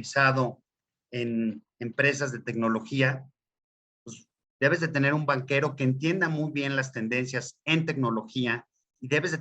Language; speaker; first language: Spanish; native; Spanish